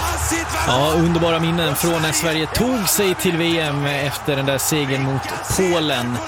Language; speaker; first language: Swedish; native; Swedish